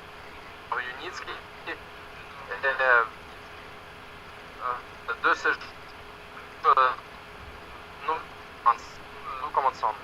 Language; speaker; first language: French; non-native, learner; Russian